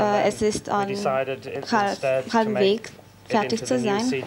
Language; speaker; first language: German; non-native, learner; English